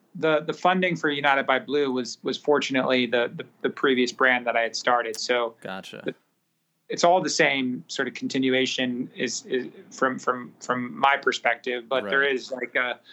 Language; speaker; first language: English; native; English